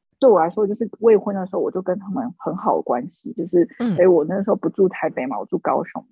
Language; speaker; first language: Chinese; native; Chinese